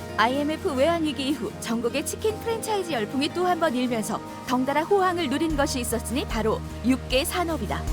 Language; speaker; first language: Korean; native; Korean